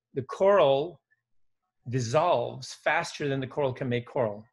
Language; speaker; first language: English; early bilingual, other home language; Dutch